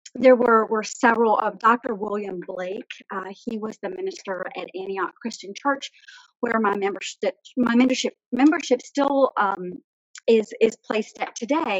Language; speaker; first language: English; native; English